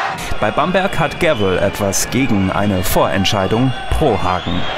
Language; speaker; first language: German; native; German